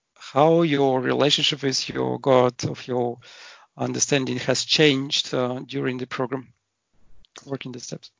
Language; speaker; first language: English; non-native, fluent; Russian